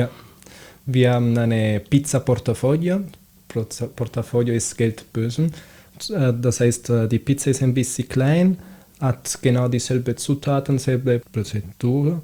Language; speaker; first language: German; non-native, fluent; Italian